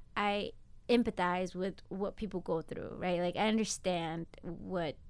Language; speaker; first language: English; non-native, fluent; Amharic